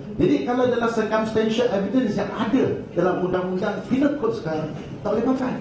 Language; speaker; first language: Malay; non-native, local second language; Chinese